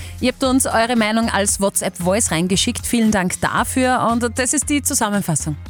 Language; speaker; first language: German; native; German